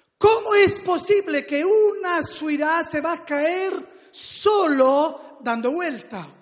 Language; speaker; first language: Spanish; non-native, fluent; Italian